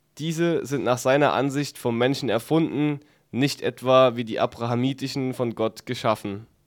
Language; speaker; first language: German; native; German